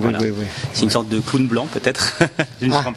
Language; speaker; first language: French; native; French